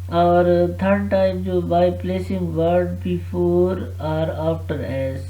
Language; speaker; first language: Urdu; non-native, local second language; Punjabi